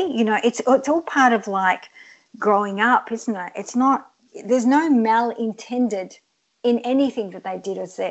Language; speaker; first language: English; early bilingual, other home language; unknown